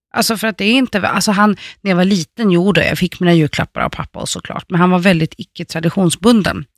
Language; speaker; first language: Swedish; native; Swedish